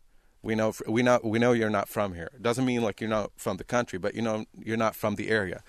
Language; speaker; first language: English; non-native, fluent; Arabic